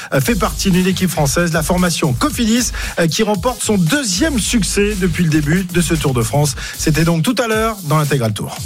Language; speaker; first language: French; native; French